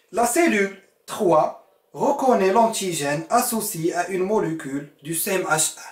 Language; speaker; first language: French; non-native, local second language; Arabic